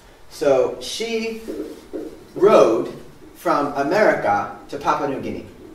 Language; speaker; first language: English; native; English